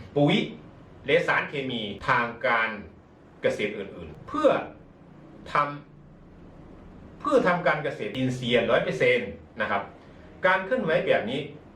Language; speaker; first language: Thai; non-native, fluent; Chinese